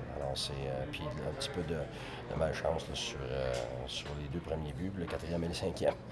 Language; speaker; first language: French; native; French